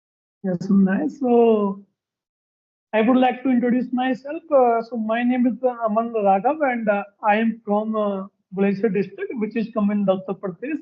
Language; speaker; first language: English; non-native, learner; Hindi